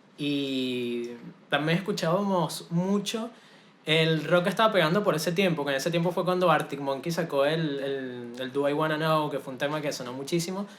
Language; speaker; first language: Spanish; native; Spanish